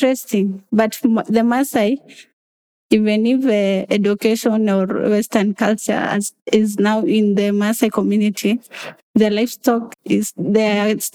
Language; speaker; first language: English; non-native, local second language; Masai